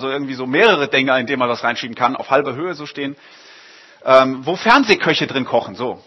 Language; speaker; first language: German; native; German